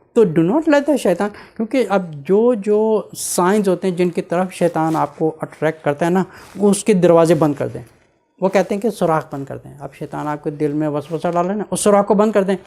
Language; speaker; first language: Urdu; early bilingual, heritage; Urdu